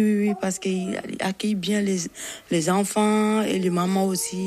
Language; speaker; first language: French; non-native, local second language; Bambara